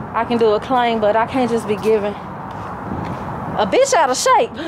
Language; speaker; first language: English; native; English